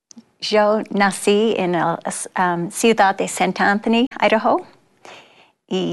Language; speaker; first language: Spanish; non-native, fluent; English